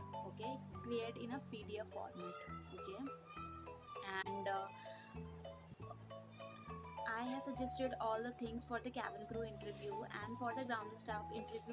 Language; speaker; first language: English; non-native, local second language; Hindi